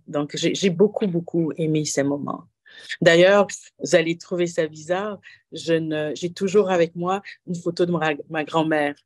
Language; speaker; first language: French; non-native, local second language; Haitian Creole